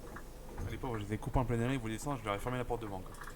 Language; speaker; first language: French; native; French